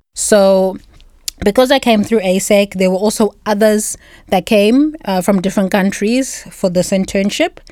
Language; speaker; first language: English; non-native, local second language; Shona